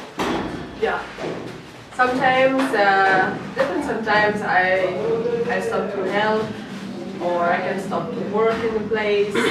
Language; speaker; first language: English; non-native, fluent; French